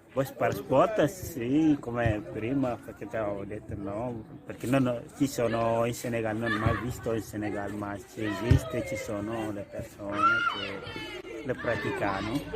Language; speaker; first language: Italian; non-native, learner; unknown